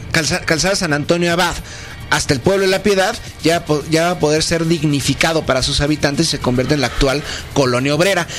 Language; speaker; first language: Spanish; native; Spanish